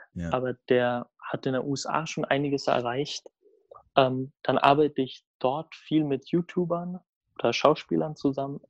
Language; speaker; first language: German; early bilingual, other home language; Swedish